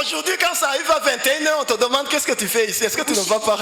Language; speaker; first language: French; non-native, local second language; Rundi